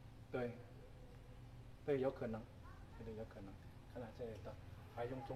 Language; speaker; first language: Chinese; early bilingual, heritage; Indonesian